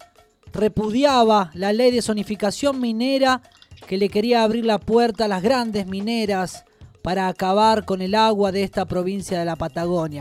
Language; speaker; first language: Spanish; native; Spanish